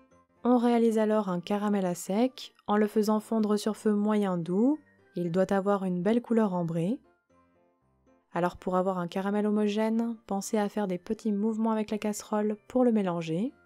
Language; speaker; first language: French; native; French